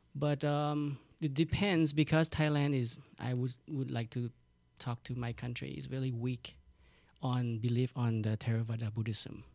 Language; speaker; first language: English; non-native, learner; Thai